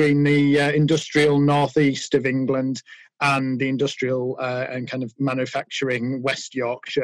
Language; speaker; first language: English; native; English